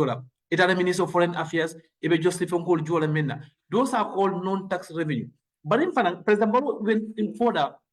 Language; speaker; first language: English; non-native, local second language; Mandingo